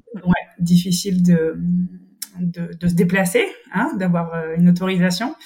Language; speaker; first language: French; native; French